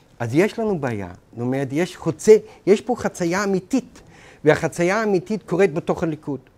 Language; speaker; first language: Hebrew; non-native, fluent; German